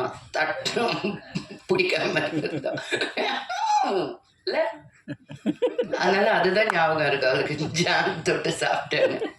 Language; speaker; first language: Tamil; non-native, local second language; Telugu